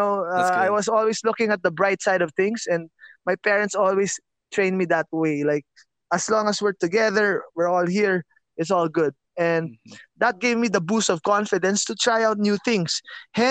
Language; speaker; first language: English; non-native, local second language; Filipino